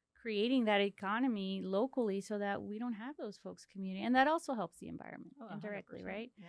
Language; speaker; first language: English; early bilingual, other home language; Spanish